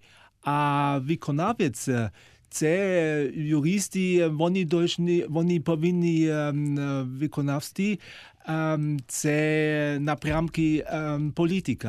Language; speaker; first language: Ukrainian; non-native, fluent; German